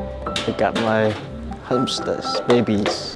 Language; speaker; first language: English; non-native, learner; Kalaallisut